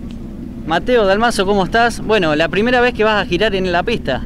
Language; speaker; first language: Spanish; native; Spanish